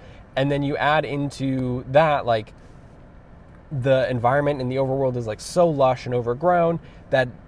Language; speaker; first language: English; native; English